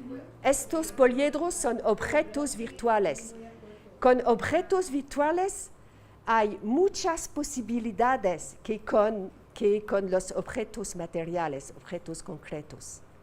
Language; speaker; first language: Spanish; non-native, fluent; French